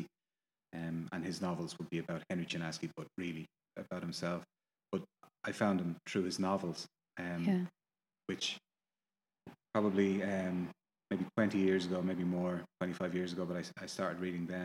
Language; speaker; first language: English; native; English